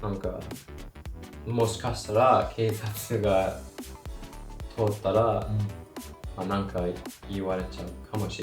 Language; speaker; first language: Japanese; non-native, learner; English